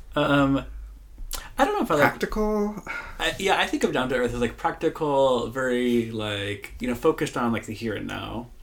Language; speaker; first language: English; native; English